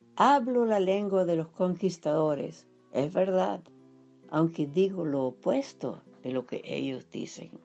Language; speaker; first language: Spanish; non-native, fluent; English